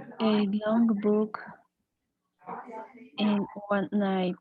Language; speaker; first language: English; non-native, learner; Spanish